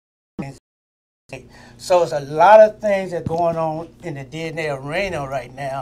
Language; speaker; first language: English; native; English